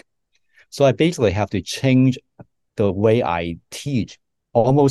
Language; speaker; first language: English; non-native, local second language; Cantonese